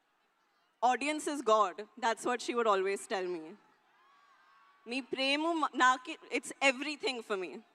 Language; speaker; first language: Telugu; non-native, learner; Hindi